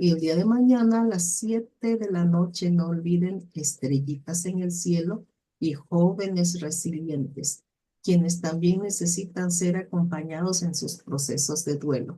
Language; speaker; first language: Spanish; native; Spanish